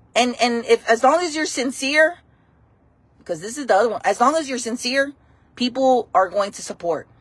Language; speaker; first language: English; early bilingual, other home language; Spanish